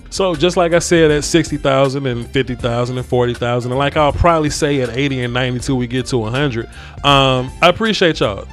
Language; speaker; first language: English; native; English